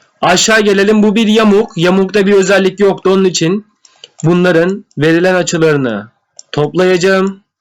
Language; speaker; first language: Turkish; native; Turkish